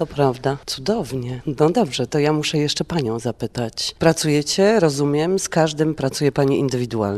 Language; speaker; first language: Polish; native; Polish